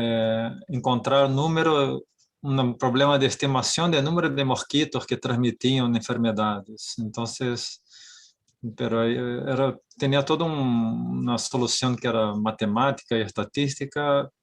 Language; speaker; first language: Spanish; non-native, fluent; Portuguese